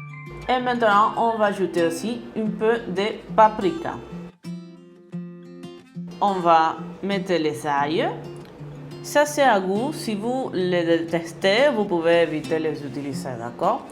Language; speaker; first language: French; non-native, learner; Spanish